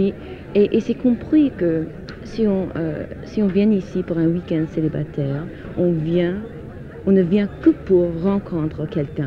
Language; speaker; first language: French; non-native, fluent; English